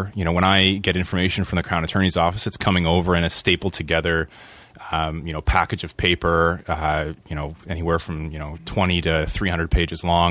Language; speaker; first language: English; native; English